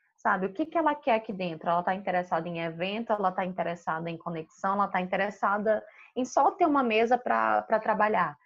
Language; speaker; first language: Portuguese; native; Portuguese